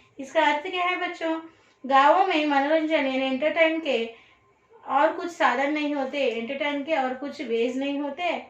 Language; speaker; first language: Hindi; non-native, local second language; Telugu